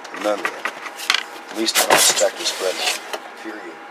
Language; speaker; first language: English; native; English